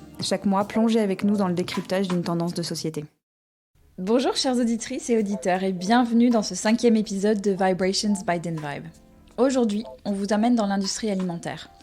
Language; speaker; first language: French; native; French